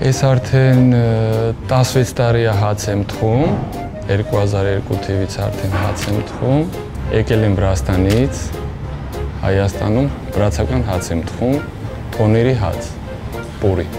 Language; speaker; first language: Armenian; early bilingual, heritage; Armenian